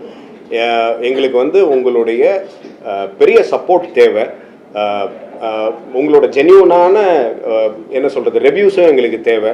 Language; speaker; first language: Tamil; native; Tamil